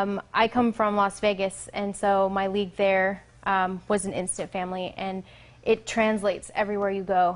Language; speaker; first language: English; native; English